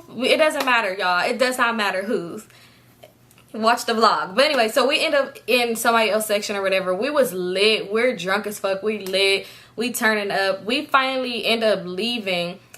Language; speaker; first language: English; native; English